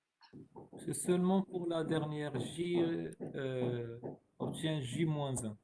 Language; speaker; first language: French; non-native, local second language; Arabic